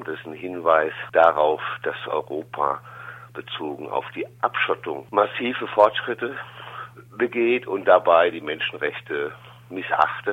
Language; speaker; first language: German; native; German